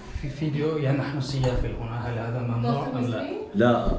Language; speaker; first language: Arabic; non-native, fluent; Turkish